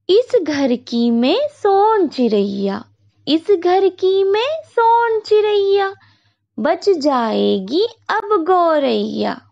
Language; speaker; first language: Hindi; non-native, local second language; Marathi